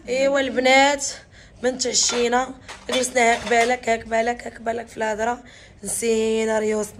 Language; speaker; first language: Arabic; native; Arabic